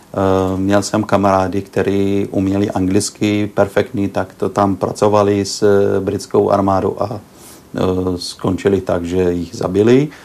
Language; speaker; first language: Czech; early bilingual, heritage; Arabic